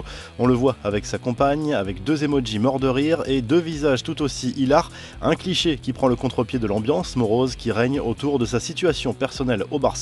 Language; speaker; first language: French; native; French